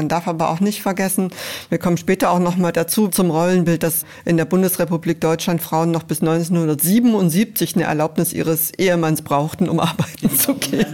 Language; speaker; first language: German; native; German